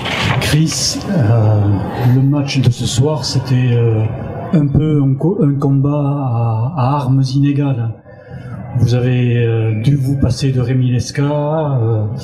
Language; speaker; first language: French; native; French